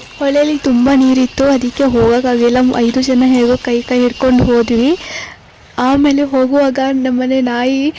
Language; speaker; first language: Kannada; native; Kannada